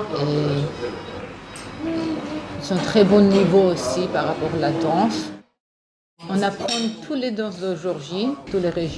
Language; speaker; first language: French; non-native, learner; Georgian